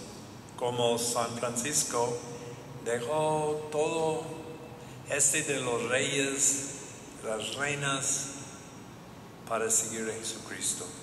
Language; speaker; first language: Spanish; non-native, learner; English